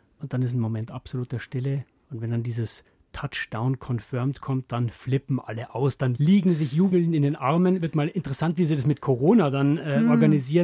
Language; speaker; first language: German; native; German